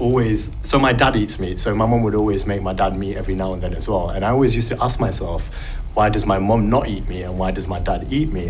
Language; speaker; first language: English; native; English